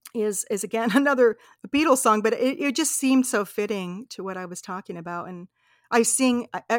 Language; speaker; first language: English; native; English